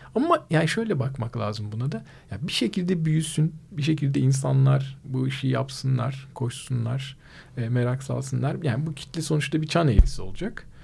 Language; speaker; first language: Turkish; native; Turkish